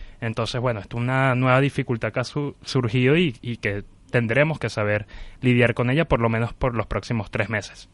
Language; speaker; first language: Spanish; native; Spanish